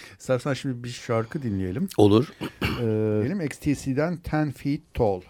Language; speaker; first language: Turkish; native; Turkish